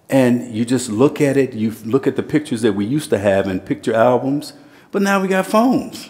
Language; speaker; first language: English; native; English